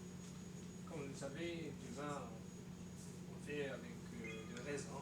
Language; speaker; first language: French; non-native, learner; Japanese